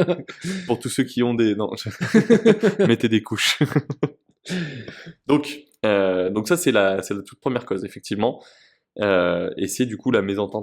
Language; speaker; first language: French; native; French